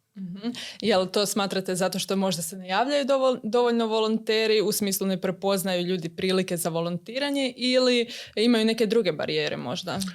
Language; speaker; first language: Croatian; native; Croatian